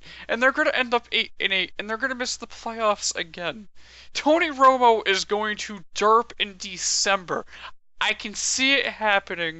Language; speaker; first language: English; native; English